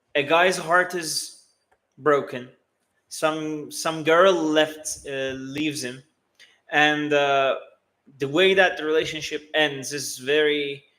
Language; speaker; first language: English; non-native, fluent; Turkish